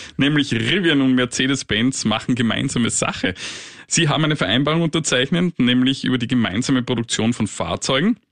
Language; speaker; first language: German; native; German